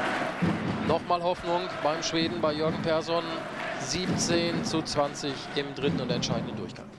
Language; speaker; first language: German; native; German